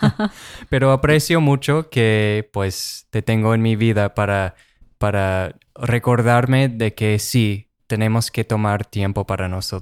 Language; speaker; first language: Spanish; non-native, fluent; English